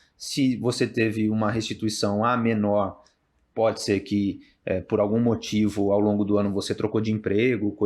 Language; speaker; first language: Portuguese; native; Portuguese